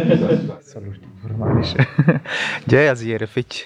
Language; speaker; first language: German; non-native, local second language; Romansh